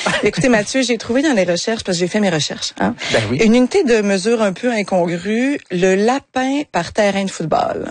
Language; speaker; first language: French; native; French